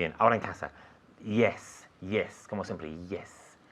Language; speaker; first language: Spanish; non-native, fluent; English